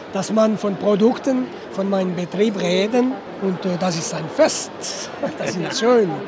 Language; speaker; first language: German; non-native, learner; French